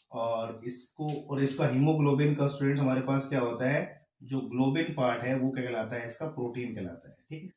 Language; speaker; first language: Hindi; native; Hindi